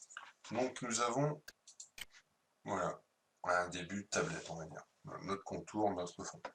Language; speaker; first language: French; native; French